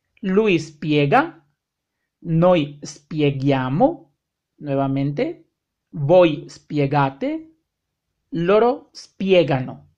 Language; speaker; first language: Italian; non-native, fluent; Spanish